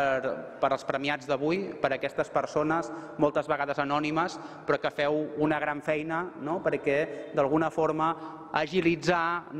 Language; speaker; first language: Catalan; native; Catalan